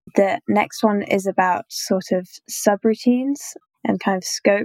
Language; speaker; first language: English; native; English